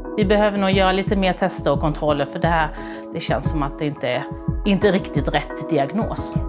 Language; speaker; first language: Swedish; native; Swedish